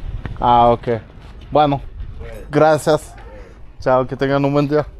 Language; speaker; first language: Spanish; non-native, fluent; French